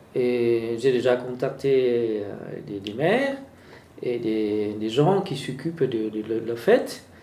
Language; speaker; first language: French; non-native, fluent; Vietnamese